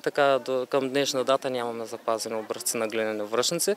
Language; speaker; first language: Bulgarian; native; Bulgarian